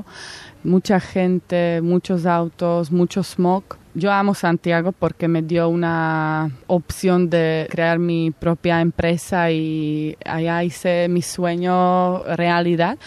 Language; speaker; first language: Spanish; non-native, fluent; Slovak